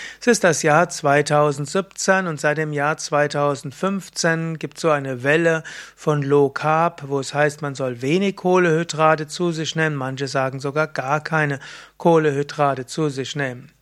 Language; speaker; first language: German; native; German